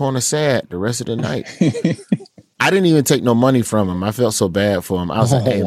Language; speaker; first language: English; native; English